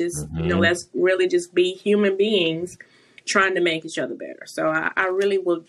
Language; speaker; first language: English; native; English